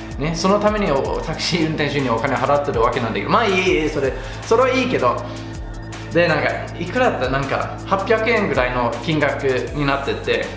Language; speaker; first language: Japanese; non-native, fluent; English